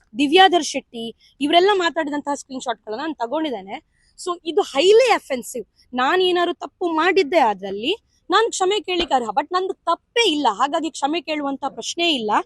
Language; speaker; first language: Kannada; non-native, local second language; Tulu